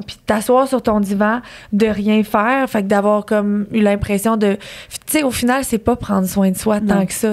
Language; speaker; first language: French; native; French